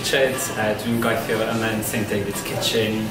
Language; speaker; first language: Welsh; non-native, learner; English